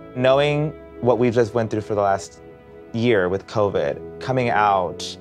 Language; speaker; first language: English; native; English